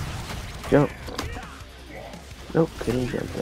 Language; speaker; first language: English; native; English